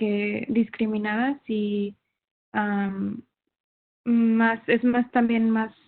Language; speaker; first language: Spanish; non-native, learner; English